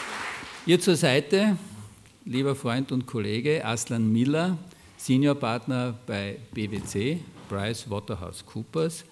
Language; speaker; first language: German; native; German